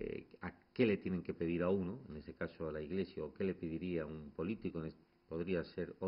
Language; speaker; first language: Spanish; native; Spanish